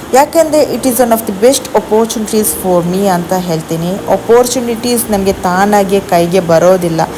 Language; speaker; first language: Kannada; native; Kannada